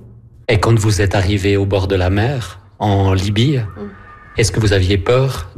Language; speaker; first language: French; native; French